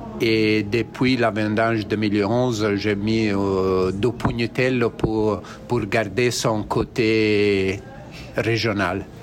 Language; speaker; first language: French; non-native, learner; Italian